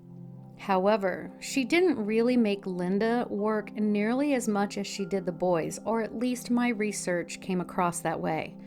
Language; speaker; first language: English; native; English